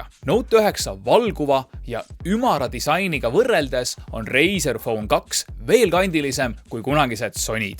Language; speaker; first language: Estonian; native; Estonian